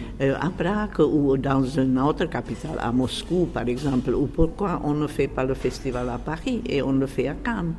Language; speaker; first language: French; non-native, fluent; Czech